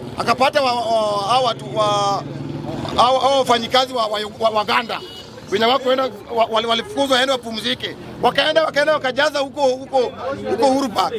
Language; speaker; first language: Swahili; non-native, local second language; Luo (Kenya and Tanzania)